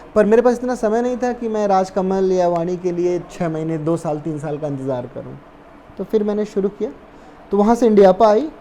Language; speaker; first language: Hindi; native; Hindi